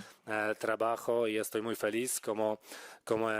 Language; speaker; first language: Spanish; non-native, fluent; Polish